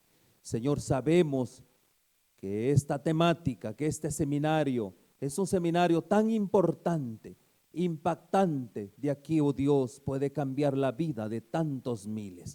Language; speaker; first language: Spanish; native; Spanish